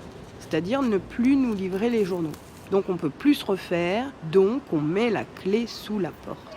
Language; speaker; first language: French; native; French